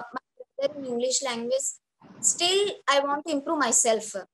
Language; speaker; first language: English; non-native, local second language; Telugu